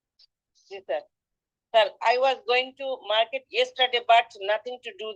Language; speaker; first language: English; non-native, learner; Bangla